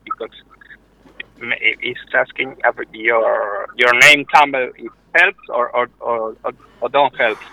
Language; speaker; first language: English; non-native, learner; Spanish